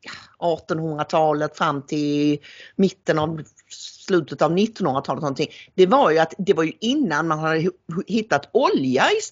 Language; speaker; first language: Swedish; native; Swedish